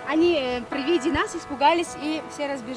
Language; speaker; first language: Russian; non-native, local second language; Tajik